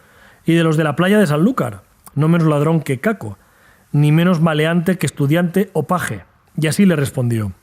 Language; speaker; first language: Spanish; native; Spanish